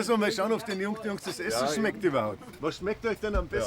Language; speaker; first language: German; native; German